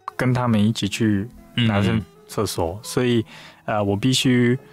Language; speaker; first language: Chinese; non-native, fluent; Japanese